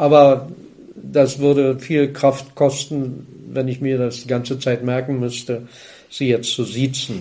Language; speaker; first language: German; native; German